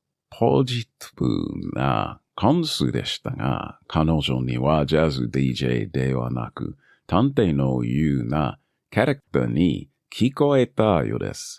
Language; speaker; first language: Japanese; non-native, learner; English